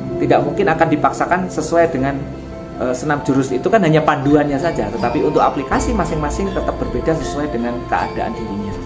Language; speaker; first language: Indonesian; non-native, local second language; Sundanese